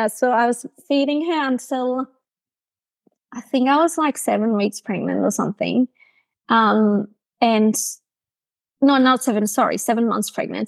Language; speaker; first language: English; non-native, fluent; German